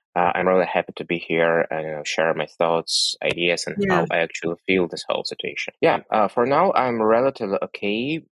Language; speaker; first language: English; non-native, fluent; Russian